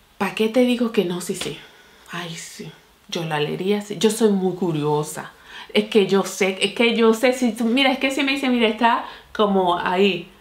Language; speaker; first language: Spanish; native; Spanish